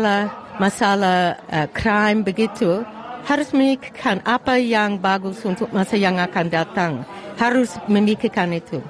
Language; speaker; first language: Indonesian; non-native, fluent; English